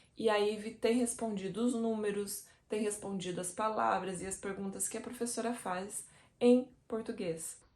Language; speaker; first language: Portuguese; native; Portuguese